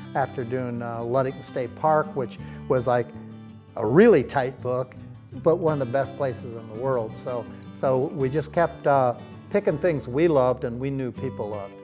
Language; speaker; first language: English; native; English